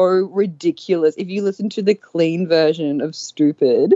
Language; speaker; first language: English; native; English